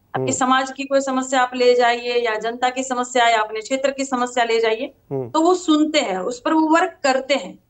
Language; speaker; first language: Hindi; non-native, local second language; Gujarati